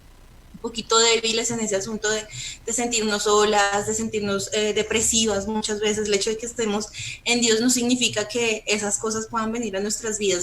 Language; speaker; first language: Spanish; native; Spanish